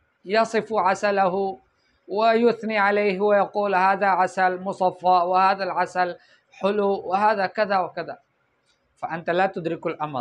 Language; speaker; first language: Arabic; non-native, fluent; Urdu